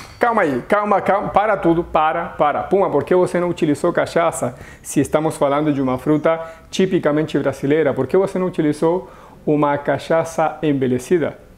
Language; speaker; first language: Portuguese; non-native, fluent; Spanish